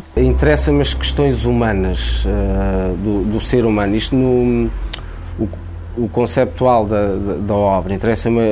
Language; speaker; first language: Portuguese; native; Portuguese